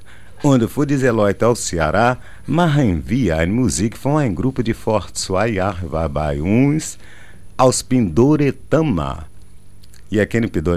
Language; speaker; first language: German; non-native, learner; Portuguese